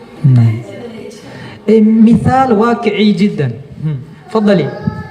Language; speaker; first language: Arabic; non-native, fluent; Indonesian